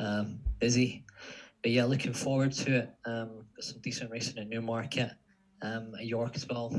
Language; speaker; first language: English; native; English